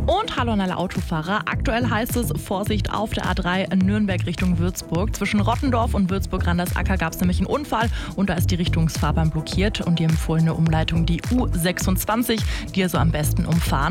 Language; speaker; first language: German; native; German